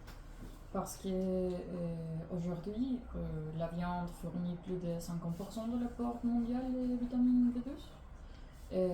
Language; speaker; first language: French; non-native, learner; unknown